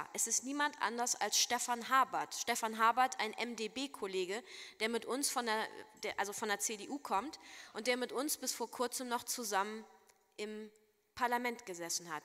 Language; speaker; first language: German; native; German